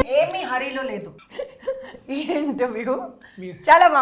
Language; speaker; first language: Telugu; non-native, learner; Hindi